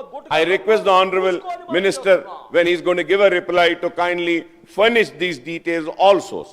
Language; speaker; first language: English; non-native, local second language; Urdu